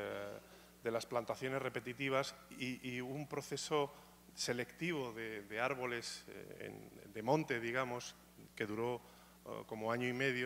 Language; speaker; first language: Spanish; native; Spanish